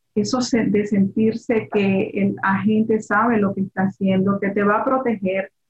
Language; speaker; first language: Spanish; native; Spanish